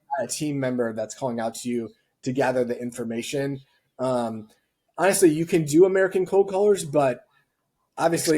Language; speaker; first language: English; native; English